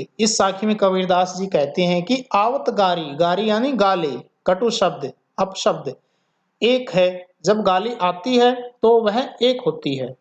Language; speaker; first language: Hindi; native; Hindi